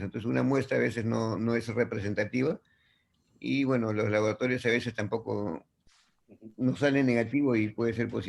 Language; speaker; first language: Spanish; native; Spanish